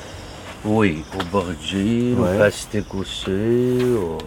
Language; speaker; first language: French; non-native, learner; Kurdish